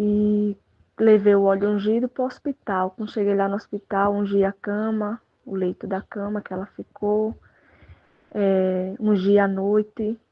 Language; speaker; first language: Portuguese; native; Portuguese